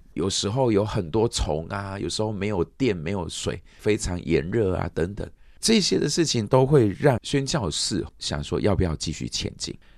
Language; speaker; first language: Chinese; native; Chinese